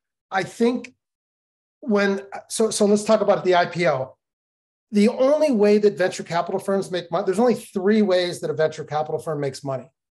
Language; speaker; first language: English; native; English